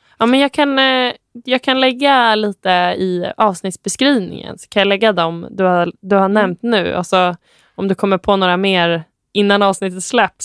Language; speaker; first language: Swedish; native; Swedish